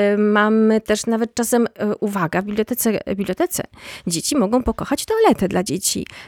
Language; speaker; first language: Polish; native; Polish